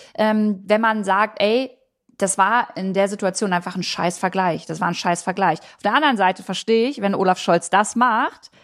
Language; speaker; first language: German; native; German